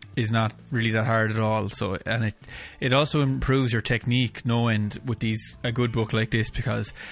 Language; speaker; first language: English; native; English